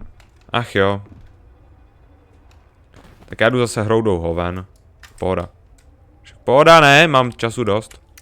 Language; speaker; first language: Czech; native; Czech